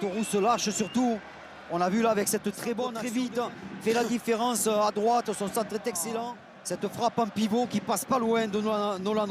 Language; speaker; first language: French; native; French